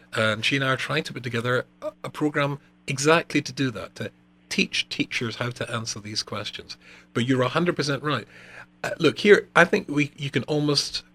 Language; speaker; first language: English; native; English